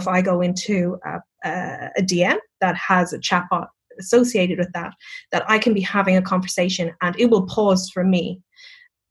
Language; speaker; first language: English; native; English